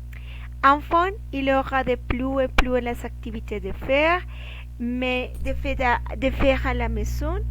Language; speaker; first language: French; non-native, learner; Spanish